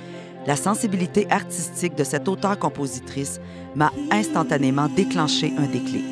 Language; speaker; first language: French; native; French